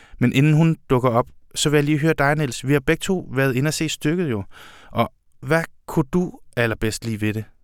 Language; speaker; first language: Danish; native; Danish